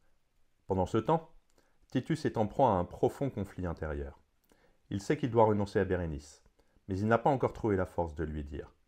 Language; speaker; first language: French; native; French